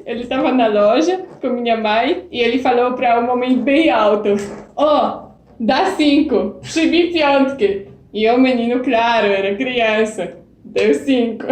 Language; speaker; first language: Portuguese; non-native, fluent; Polish